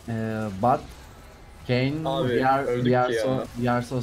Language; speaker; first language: English; non-native, learner; Turkish